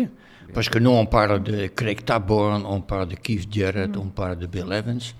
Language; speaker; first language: French; non-native, fluent; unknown